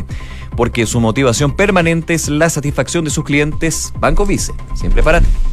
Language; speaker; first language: Spanish; native; Spanish